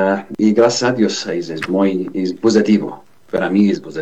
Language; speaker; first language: Spanish; non-native, learner; Arabic